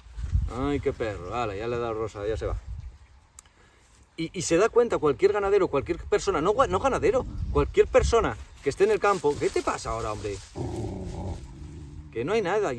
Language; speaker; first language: Spanish; native; Spanish